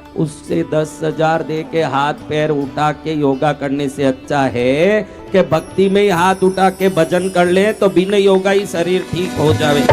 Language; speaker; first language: Hindi; non-native, local second language; Marwari